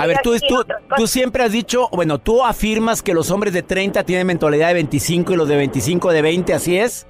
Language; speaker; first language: Spanish; native; Spanish